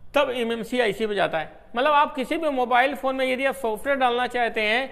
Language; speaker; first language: Hindi; native; Hindi